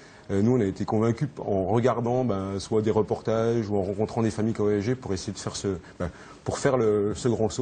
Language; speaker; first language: French; native; French